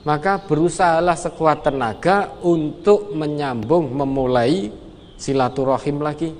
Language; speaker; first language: Indonesian; non-native, local second language; Javanese